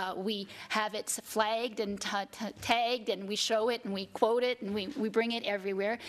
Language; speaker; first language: English; native; English